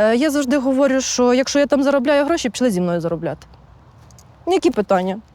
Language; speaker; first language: Ukrainian; native; Ukrainian